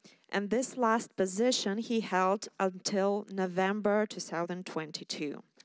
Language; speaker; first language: English; non-native, fluent; Ukrainian